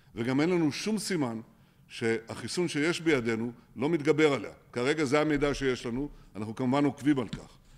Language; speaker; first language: Hebrew; native; Hebrew